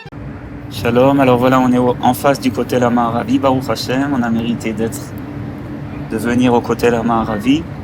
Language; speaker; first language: French; native; French